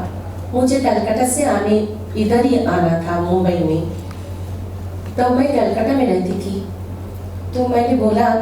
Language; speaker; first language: Hindi; non-native, local second language; Bangla